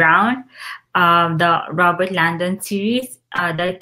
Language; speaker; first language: English; non-native, local second language; Filipino